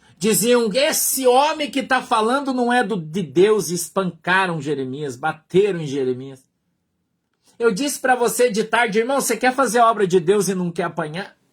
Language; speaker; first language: Portuguese; native; Portuguese